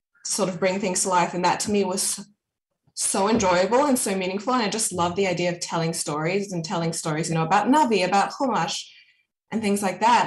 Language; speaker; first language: English; native; English